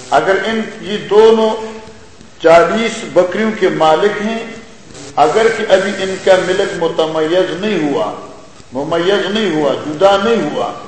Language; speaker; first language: Urdu; non-native, local second language; Pashto